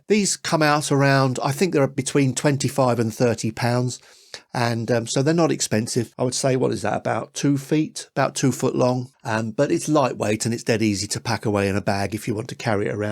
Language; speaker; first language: English; native; English